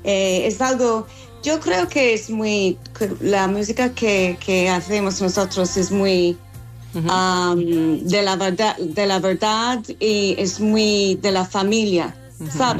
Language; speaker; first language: Spanish; non-native, fluent; English